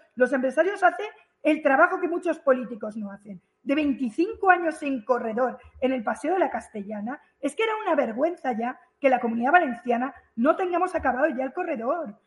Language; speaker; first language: Spanish; native; Spanish